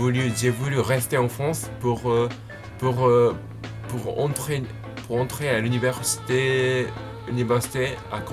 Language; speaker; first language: French; non-native, learner; Japanese